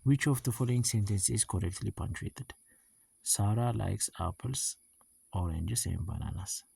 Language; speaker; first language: English; non-native, local second language; Amharic